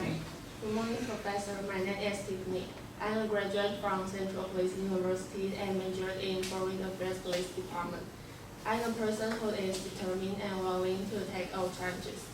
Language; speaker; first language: English; non-native, fluent; Chinese